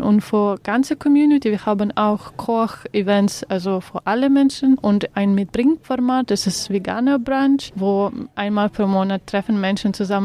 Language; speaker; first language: German; non-native, learner; Russian